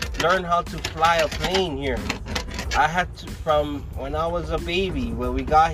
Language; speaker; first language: English; native; English